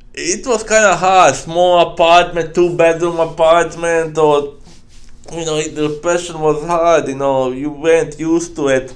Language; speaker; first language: English; non-native, fluent; Croatian